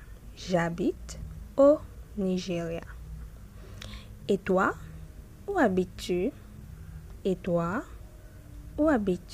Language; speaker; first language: French; non-native, fluent; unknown